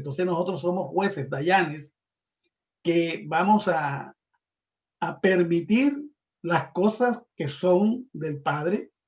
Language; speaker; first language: Spanish; native; Spanish